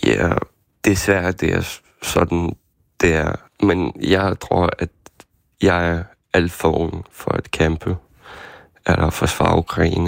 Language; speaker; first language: Danish; non-native, fluent; Ukrainian